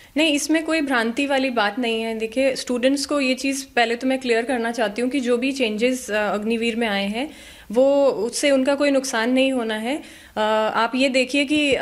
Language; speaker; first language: Hindi; native; Hindi